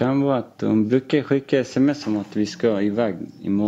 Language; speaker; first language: Swedish; non-native, fluent; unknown